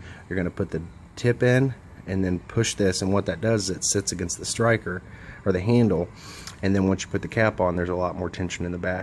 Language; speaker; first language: English; native; English